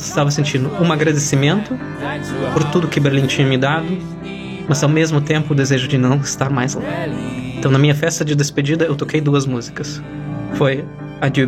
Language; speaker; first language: Portuguese; non-native, fluent; Russian